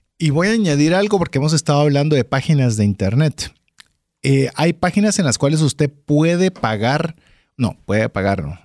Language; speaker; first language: Spanish; native; Spanish